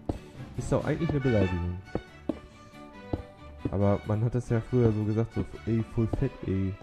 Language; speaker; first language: German; native; German